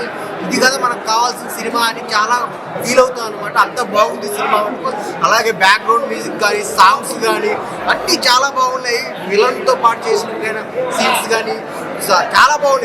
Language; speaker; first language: Telugu; native; Telugu